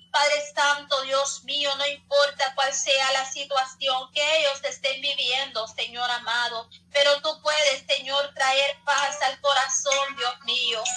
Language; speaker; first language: Spanish; native; Spanish